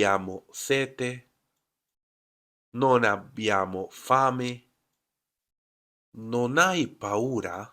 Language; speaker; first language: Italian; non-native, fluent; Spanish